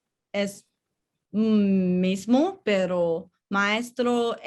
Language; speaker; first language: Spanish; non-native, learner; English